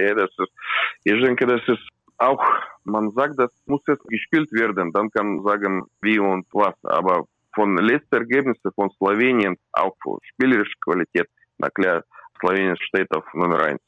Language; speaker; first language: German; non-native, learner; Russian